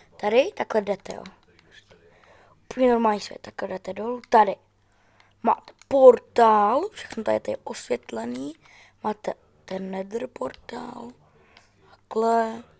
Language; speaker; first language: Czech; native; Czech